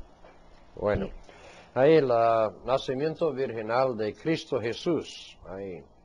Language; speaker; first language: Spanish; non-native, fluent; English